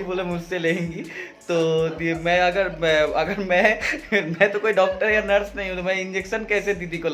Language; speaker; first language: Hindi; native; Hindi